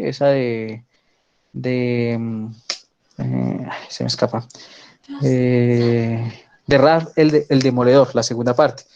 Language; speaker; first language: Spanish; native; Spanish